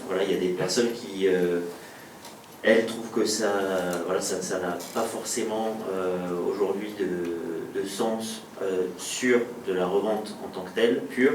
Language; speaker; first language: French; native; French